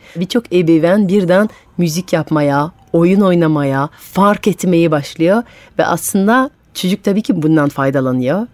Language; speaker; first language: Turkish; non-native, fluent; French